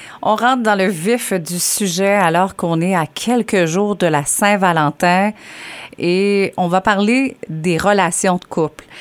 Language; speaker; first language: French; native; French